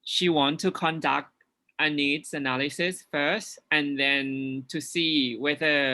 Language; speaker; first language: English; non-native, fluent; Thai